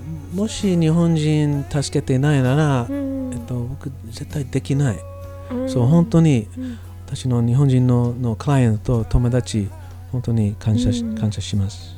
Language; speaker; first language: Japanese; non-native, learner; English